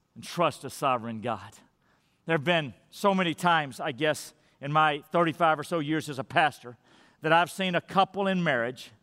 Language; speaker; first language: English; native; English